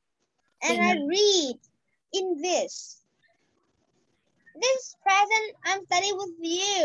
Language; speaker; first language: English; non-native, learner; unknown